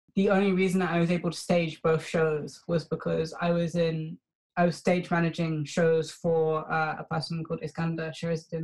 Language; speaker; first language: English; native; English